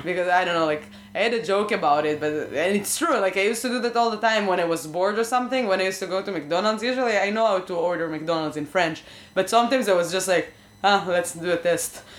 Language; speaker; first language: English; non-native, fluent; Hebrew